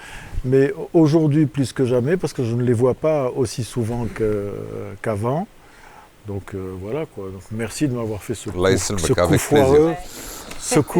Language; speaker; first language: French; non-native, local second language; Arabic